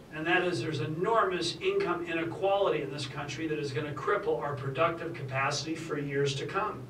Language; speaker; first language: English; native; English